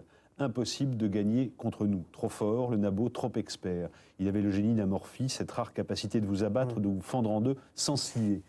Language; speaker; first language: French; native; French